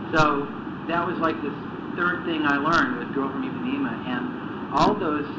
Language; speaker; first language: English; native; English